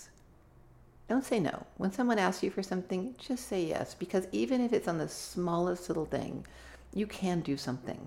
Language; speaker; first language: English; native; English